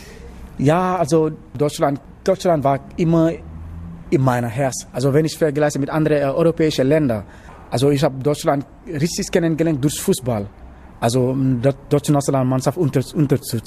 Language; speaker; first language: German; non-native, learner; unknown